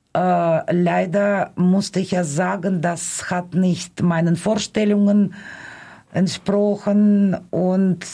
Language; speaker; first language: German; non-native, fluent; Russian